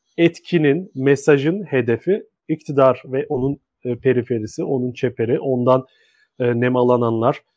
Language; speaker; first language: Turkish; native; Turkish